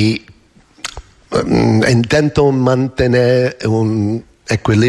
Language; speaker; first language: Spanish; non-native, learner; English